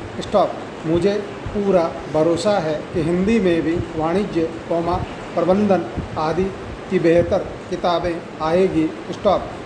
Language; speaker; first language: Hindi; native; Hindi